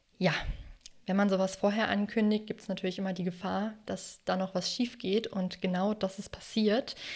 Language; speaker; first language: German; native; German